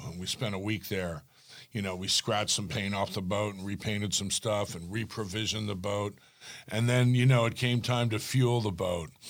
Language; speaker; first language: English; native; English